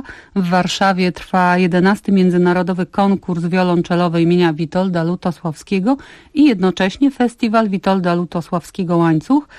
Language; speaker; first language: Polish; native; Polish